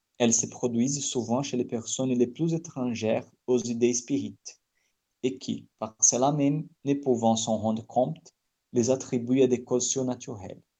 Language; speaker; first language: French; non-native, fluent; Portuguese